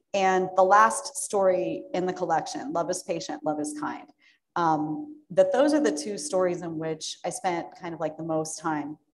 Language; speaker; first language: English; native; English